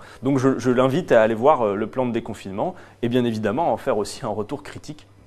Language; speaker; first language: French; native; French